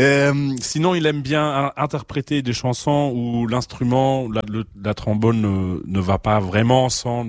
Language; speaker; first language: French; non-native, fluent; German